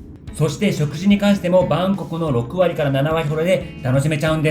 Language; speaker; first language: Japanese; native; Japanese